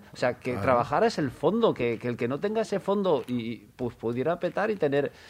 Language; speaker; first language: Spanish; native; Spanish